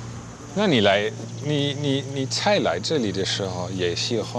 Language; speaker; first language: Chinese; non-native, fluent; Dutch